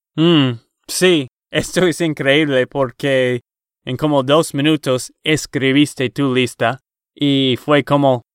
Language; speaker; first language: Spanish; non-native, learner; English